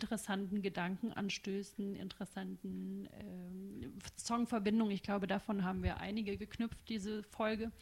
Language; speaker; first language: German; native; German